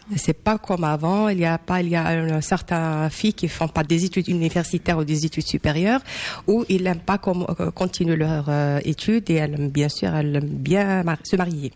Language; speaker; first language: French; non-native, local second language; Arabic